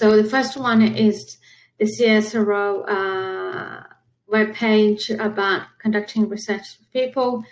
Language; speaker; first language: English; non-native, fluent; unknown